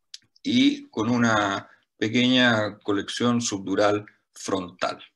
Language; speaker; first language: Spanish; native; Spanish